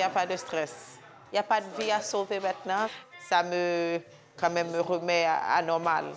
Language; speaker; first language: French; early bilingual, heritage; French